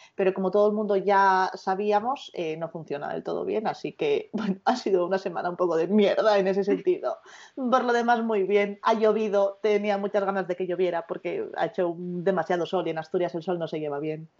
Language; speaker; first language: Spanish; native; Spanish